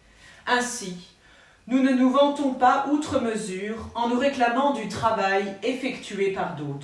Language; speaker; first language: French; native; French